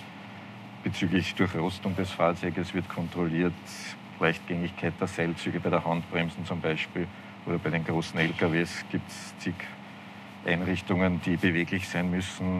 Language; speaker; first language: German; native; German